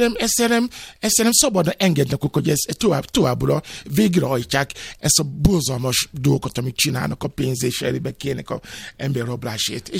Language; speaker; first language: Hungarian; non-native, learner; Yoruba